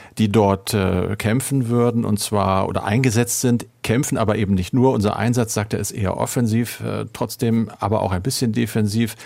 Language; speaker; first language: German; native; German